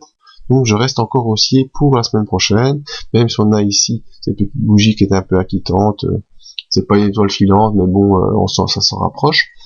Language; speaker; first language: French; native; French